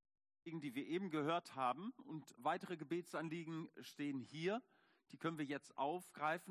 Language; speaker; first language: German; native; German